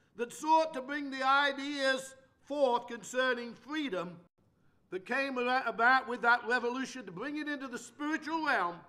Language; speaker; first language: English; native; English